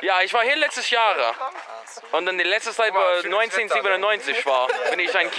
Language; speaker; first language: German; non-native, learner; English